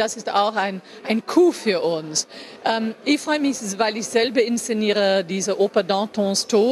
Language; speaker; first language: German; non-native, fluent; English